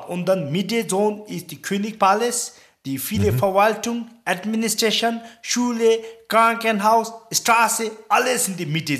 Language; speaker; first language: German; non-native, learner; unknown